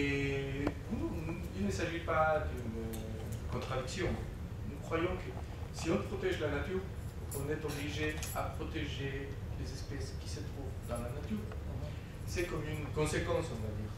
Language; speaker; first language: French; non-native, fluent; Spanish